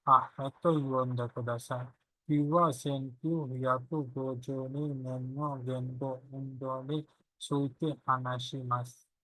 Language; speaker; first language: Japanese; non-native, learner; Bangla